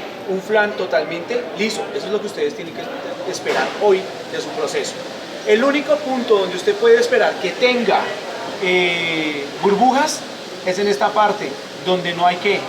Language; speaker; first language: Spanish; native; Spanish